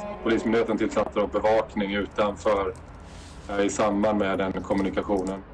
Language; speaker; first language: Swedish; native; Swedish